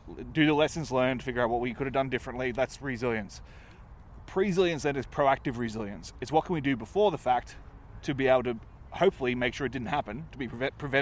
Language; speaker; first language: English; native; English